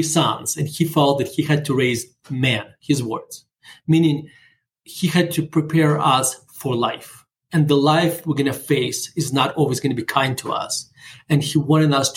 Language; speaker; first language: English; non-native, fluent; Russian